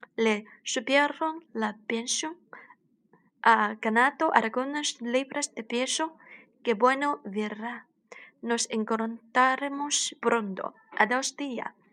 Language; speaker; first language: Spanish; non-native, learner; Chinese